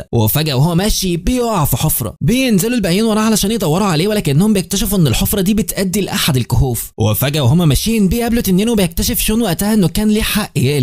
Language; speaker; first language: Arabic; native; Arabic